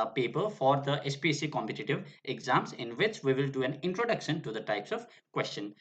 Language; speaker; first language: English; non-native, local second language; Nepali